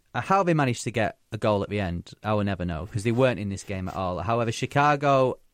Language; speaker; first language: English; native; English